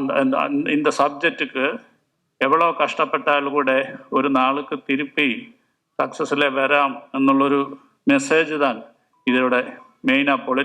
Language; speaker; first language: Tamil; non-native, local second language; Malayalam